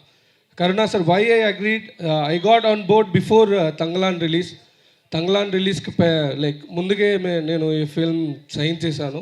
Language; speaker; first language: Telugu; non-native, learner; Tamil